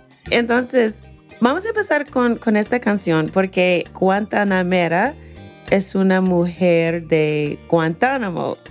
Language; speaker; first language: Spanish; non-native, fluent; English